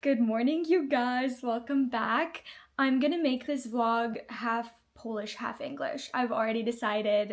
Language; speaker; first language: English; early bilingual, other home language; Polish